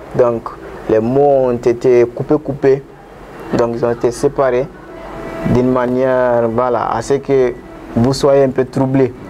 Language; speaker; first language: French; non-native, local second language; Bambara